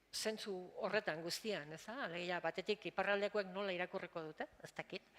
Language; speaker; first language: Basque; native; Basque